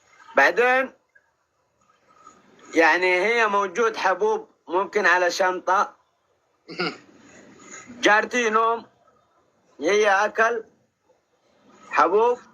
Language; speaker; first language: Arabic; non-native, learner; Oromo